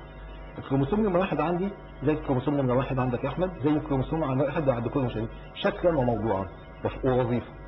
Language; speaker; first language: Arabic; native; Arabic